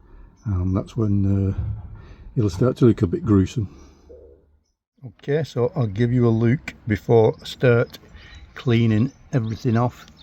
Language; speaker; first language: English; native; English